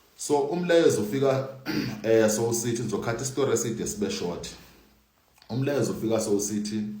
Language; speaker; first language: Zulu; non-native, local second language; Xhosa